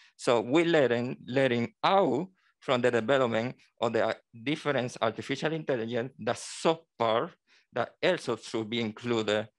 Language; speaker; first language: English; non-native, learner; Spanish